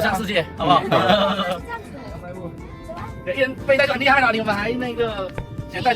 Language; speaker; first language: Chinese; native; Chinese